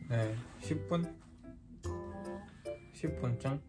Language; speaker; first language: Korean; non-native, learner; Polish